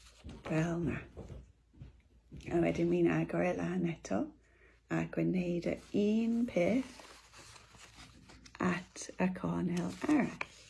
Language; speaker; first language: Welsh; non-native, local second language; English